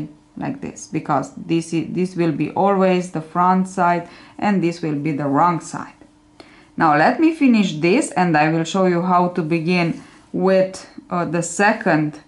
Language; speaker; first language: English; non-native, fluent; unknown